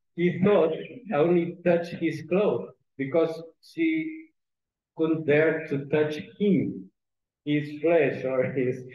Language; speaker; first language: English; non-native, fluent; Portuguese